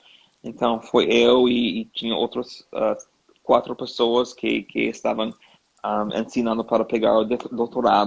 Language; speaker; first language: Portuguese; non-native, learner; English